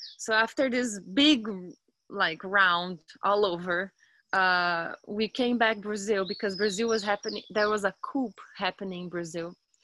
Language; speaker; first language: English; non-native, fluent; Portuguese